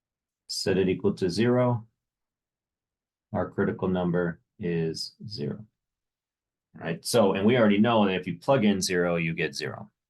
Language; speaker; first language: English; native; English